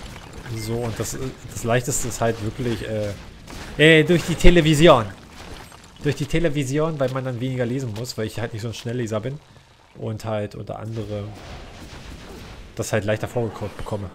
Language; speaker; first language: German; native; German